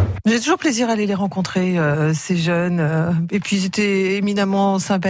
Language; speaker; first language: French; native; French